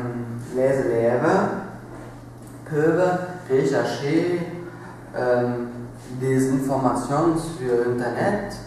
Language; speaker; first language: French; non-native, learner; German